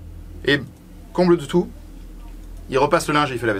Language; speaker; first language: French; native; French